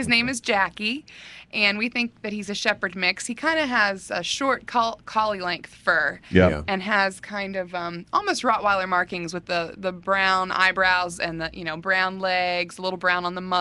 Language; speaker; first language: English; native; English